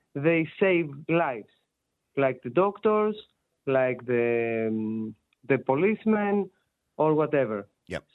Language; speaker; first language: English; non-native, fluent; Greek